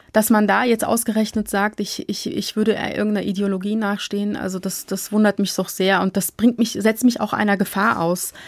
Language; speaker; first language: German; native; German